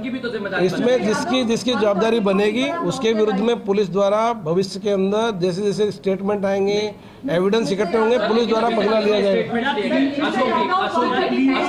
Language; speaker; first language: Hindi; non-native, local second language; Gujarati